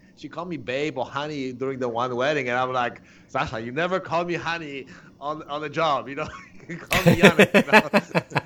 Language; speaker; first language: English; non-native, fluent; Polish